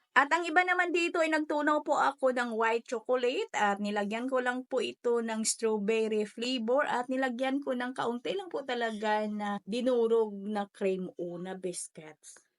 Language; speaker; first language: Filipino; native; Filipino